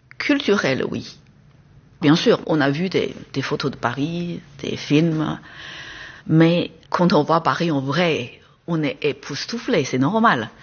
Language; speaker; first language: French; non-native, fluent; Chinese